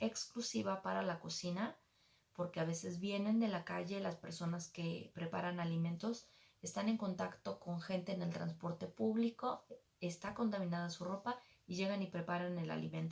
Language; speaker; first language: Spanish; native; Spanish